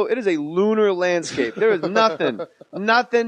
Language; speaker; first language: English; native; English